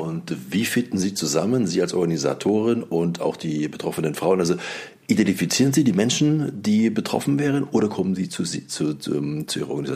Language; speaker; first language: German; native; German